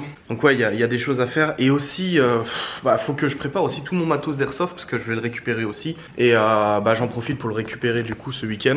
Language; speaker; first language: French; native; French